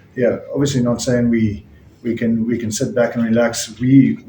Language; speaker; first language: English; non-native, local second language; Afrikaans